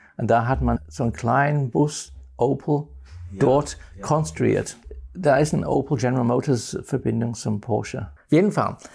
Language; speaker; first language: German; non-native, fluent; English